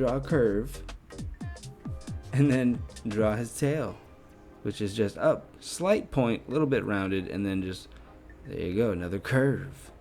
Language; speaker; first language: English; native; English